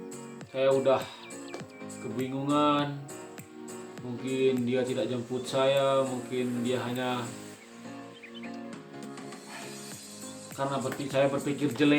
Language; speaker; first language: Indonesian; non-native, local second language; Sasak